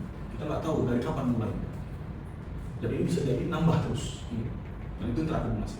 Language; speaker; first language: Indonesian; native; Indonesian